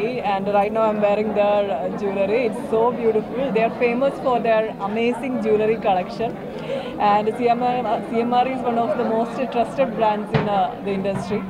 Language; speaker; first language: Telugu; non-native, learner; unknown